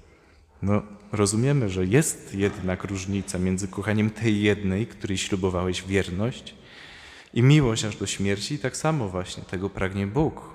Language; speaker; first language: Polish; native; Polish